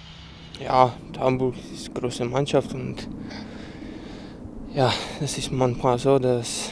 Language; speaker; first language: German; non-native, learner; Czech